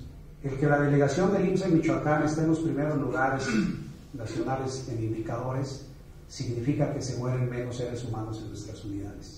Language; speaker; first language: Spanish; native; Spanish